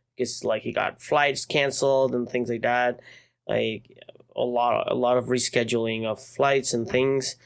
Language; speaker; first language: English; non-native, fluent; Spanish